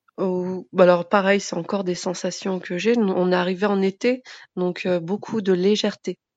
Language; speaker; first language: French; early bilingual, other home language; Arabic